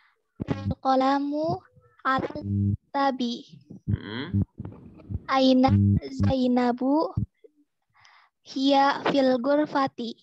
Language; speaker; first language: Arabic; non-native, learner; Indonesian